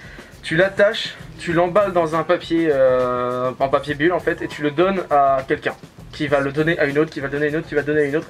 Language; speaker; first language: French; native; French